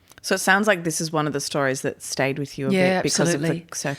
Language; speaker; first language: English; native; English